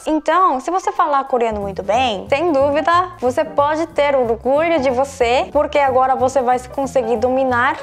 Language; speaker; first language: Portuguese; non-native, fluent; Korean